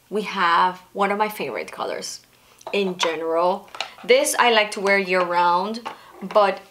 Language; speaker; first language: English; non-native, fluent; Spanish